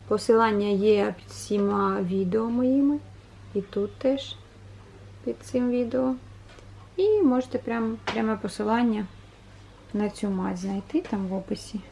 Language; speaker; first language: Ukrainian; non-native, local second language; Russian